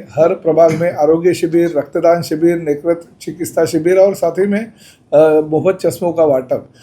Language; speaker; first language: Hindi; non-native, local second language; Marathi